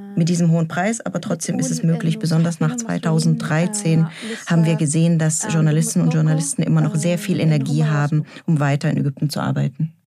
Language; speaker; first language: German; non-native, fluent; Arabic